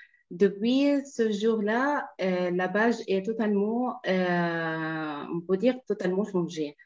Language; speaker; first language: French; non-native, fluent; Arabic